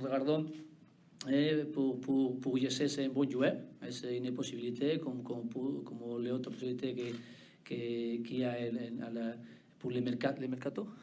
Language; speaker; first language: French; non-native, learner; Spanish